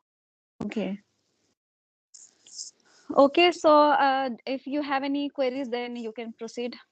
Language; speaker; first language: English; non-native, local second language; Hindi